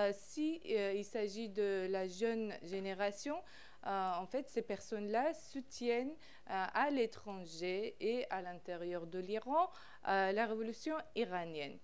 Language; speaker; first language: French; non-native, fluent; Persian